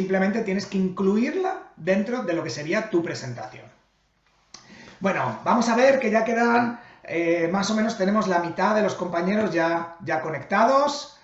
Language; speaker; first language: Spanish; native; Spanish